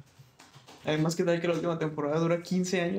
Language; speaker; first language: Spanish; native; Spanish